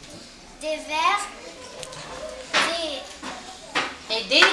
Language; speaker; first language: French; non-native, learner; Arabic